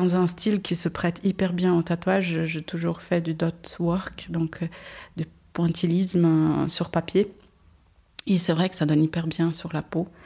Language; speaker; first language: French; non-native, fluent; Portuguese